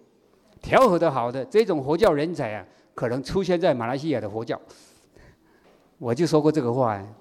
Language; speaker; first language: Chinese; native; Chinese